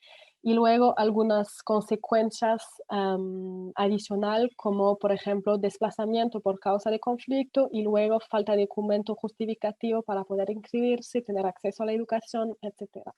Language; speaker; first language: Spanish; non-native, fluent; French